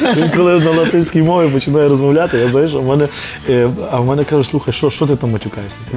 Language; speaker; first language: Ukrainian; native; Ukrainian